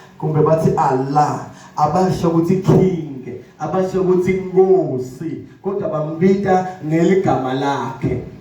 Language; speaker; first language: Zulu; non-native, local second language; Swati